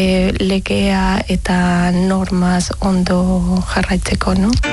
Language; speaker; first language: Basque; non-native, learner; Spanish